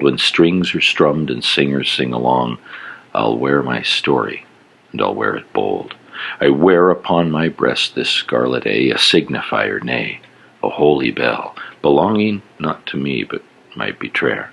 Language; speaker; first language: English; native; English